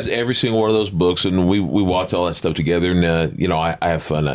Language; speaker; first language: English; native; English